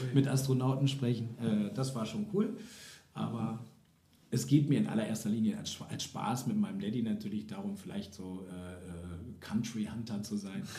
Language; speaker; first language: German; native; German